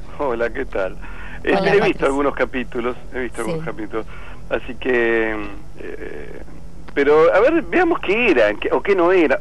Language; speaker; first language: Spanish; native; Spanish